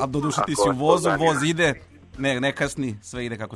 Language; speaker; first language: Serbian; native; Serbian